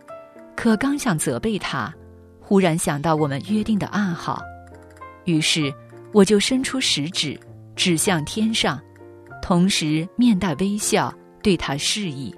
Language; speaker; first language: Chinese; native; Chinese